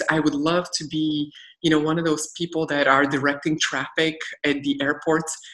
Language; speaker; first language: English; non-native, fluent; Bulgarian